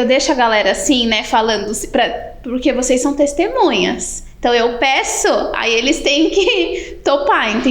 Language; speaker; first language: Portuguese; native; Portuguese